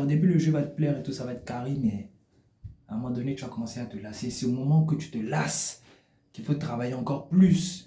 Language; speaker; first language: French; native; French